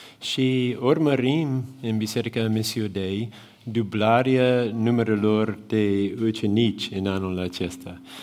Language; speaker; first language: Romanian; non-native, fluent; English